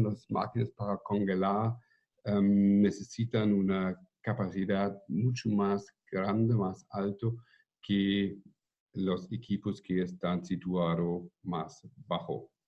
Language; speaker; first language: Spanish; non-native, fluent; German